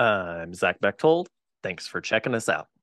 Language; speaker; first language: English; native; English